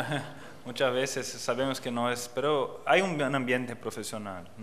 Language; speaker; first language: Spanish; non-native, fluent; Portuguese